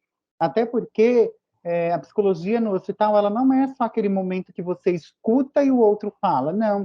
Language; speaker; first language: Portuguese; native; Portuguese